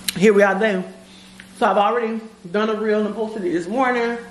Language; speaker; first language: English; native; English